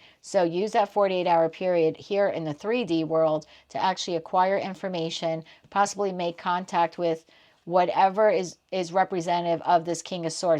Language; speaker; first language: English; native; English